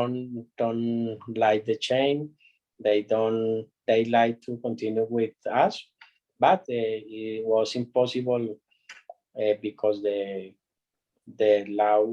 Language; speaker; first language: English; non-native, learner; Spanish